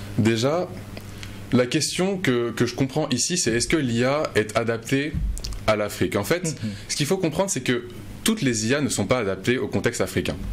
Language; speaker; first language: French; non-native, local second language; Mossi